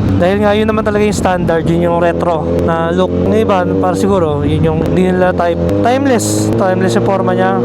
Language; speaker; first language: Filipino; native; Filipino